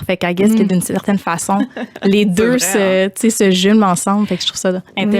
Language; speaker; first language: French; native; French